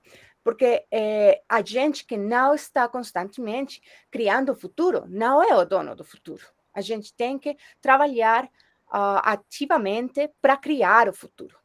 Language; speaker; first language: Portuguese; non-native, fluent; Spanish